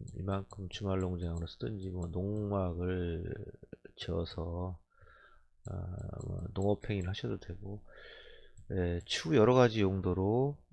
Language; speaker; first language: Korean; native; Korean